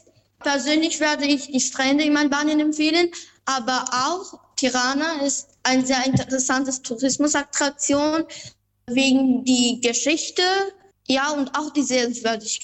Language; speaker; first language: German; non-native, fluent; Albanian